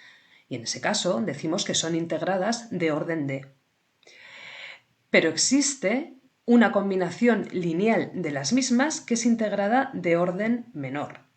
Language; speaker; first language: Spanish; native; Spanish